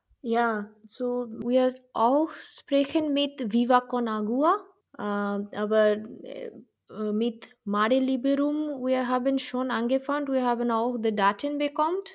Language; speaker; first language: German; non-native, learner; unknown